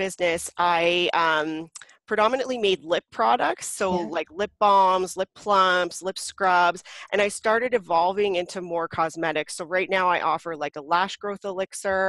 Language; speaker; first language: English; native; English